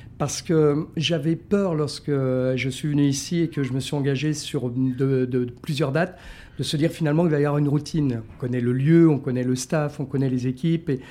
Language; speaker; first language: French; native; French